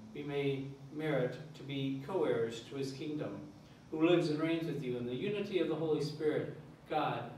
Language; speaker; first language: English; native; English